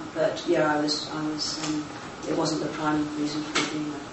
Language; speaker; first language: English; native; English